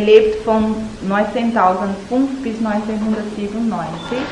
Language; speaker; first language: German; non-native, learner; Portuguese